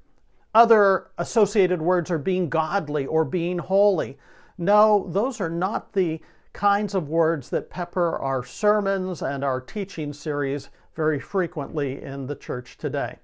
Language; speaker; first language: English; native; English